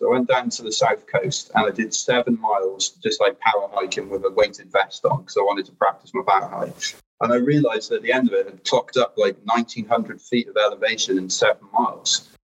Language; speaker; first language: English; native; English